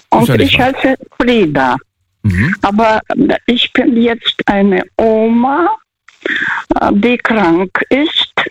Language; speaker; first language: German; non-native, learner; Russian